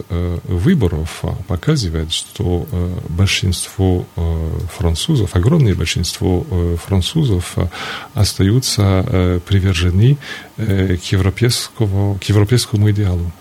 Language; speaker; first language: Russian; non-native, fluent; French